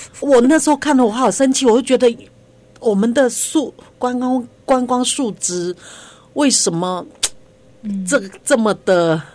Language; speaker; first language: Chinese; non-native, local second language; Hakka Chinese